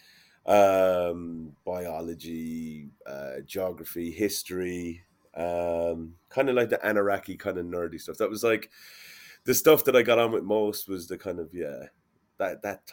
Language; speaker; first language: English; native; English